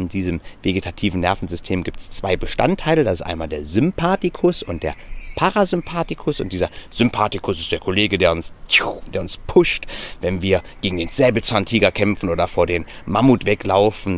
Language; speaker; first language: German; native; German